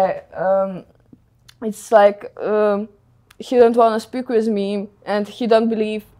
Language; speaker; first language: English; non-native, learner; Ukrainian